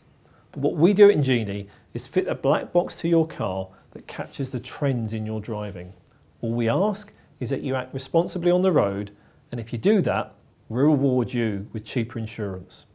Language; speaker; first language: English; native; English